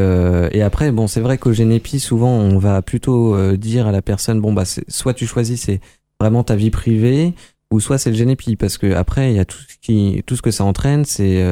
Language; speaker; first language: French; native; French